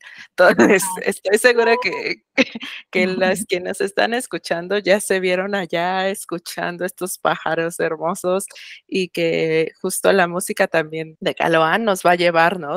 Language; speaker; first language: Spanish; native; Spanish